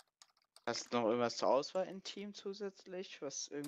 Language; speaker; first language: German; native; German